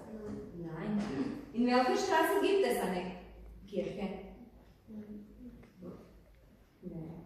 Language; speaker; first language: German; non-native, fluent; Croatian